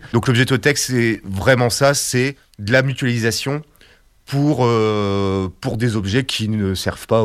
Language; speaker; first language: French; native; French